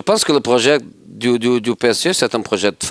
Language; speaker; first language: French; non-native, fluent; Portuguese